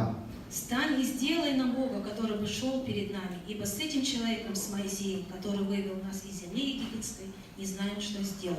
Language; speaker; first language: Russian; native; Russian